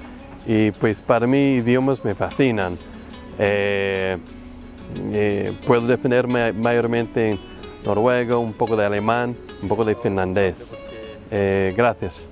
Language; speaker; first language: Spanish; non-native, fluent; English